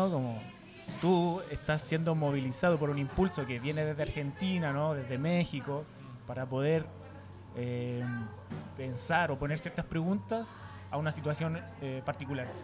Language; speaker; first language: Spanish; native; Spanish